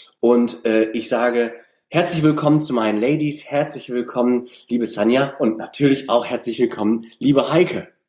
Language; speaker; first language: German; native; German